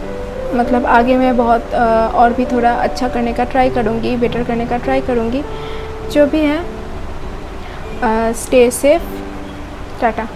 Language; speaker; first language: Hindi; non-native, local second language; Bangla